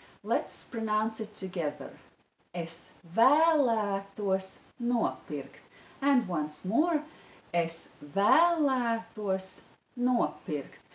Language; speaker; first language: Latvian; native; Latvian